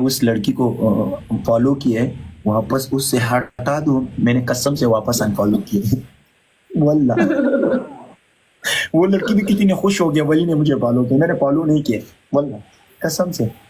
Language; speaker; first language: Hindi; non-native, learner; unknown